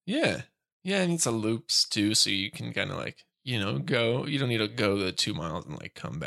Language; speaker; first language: English; native; English